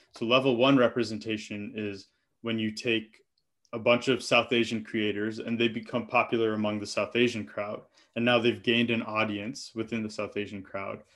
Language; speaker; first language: English; native; English